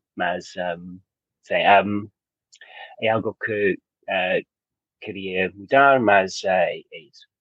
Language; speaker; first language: Portuguese; non-native, learner; English